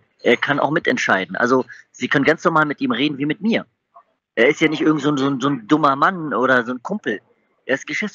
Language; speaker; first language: German; native; German